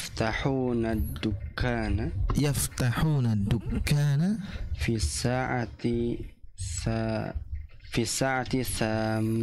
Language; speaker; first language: Arabic; non-native, learner; Indonesian